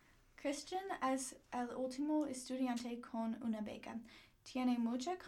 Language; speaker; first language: Spanish; non-native, learner; English